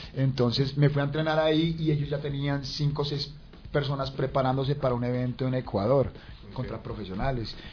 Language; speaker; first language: Spanish; native; Spanish